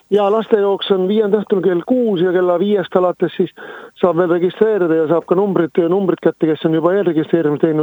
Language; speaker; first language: Estonian; native; Estonian